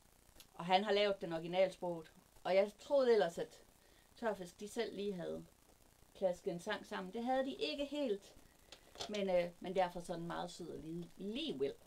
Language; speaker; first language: Danish; native; Danish